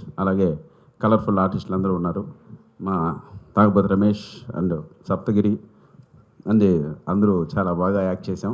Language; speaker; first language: Telugu; native; Telugu